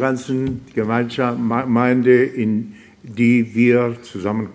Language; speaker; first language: German; non-native, fluent; Russian